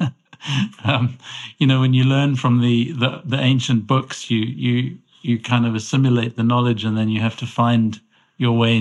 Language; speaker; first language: English; native; English